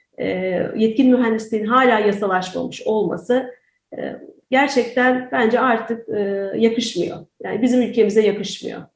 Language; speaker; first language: Turkish; native; Turkish